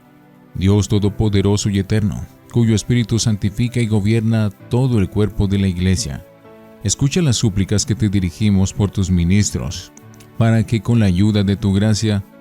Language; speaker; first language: Spanish; native; Spanish